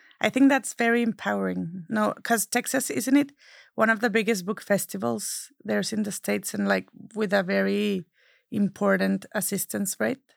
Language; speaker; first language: English; non-native, fluent; Spanish